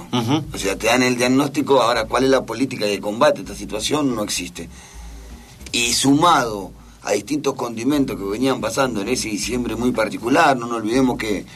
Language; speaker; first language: Spanish; native; Spanish